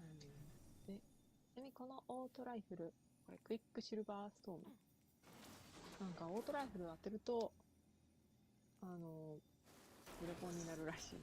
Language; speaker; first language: Japanese; native; Japanese